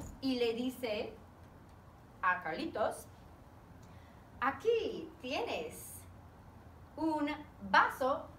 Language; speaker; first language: Spanish; non-native, fluent; English